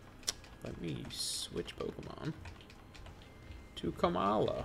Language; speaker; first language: English; native; English